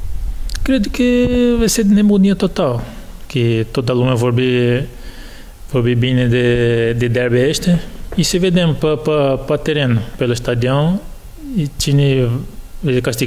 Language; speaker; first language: Romanian; non-native, learner; Portuguese